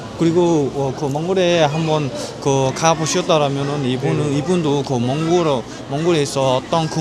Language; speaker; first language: Korean; non-native, fluent; Mongolian